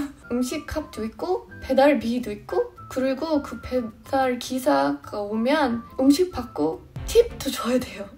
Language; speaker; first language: Korean; non-native, fluent; English